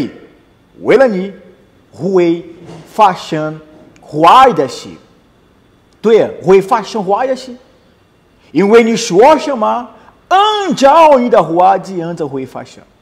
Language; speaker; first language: Chinese; non-native, learner; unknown